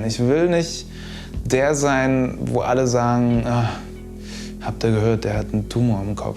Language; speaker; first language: German; native; German